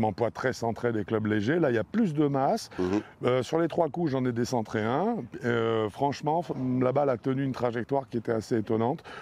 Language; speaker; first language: French; native; French